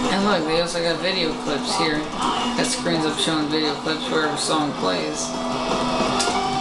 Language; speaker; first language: English; native; English